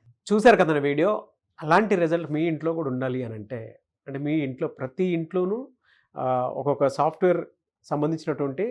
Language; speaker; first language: Telugu; native; Telugu